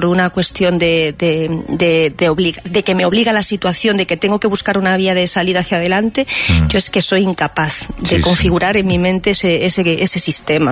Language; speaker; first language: Spanish; native; Spanish